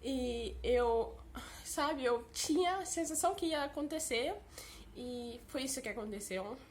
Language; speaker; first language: Portuguese; early bilingual, heritage; Portuguese